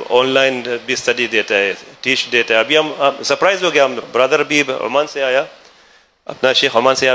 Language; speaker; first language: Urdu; non-native, learner; Arabic